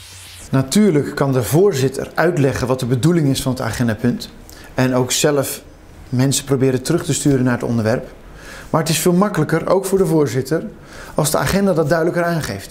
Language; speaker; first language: Dutch; native; Dutch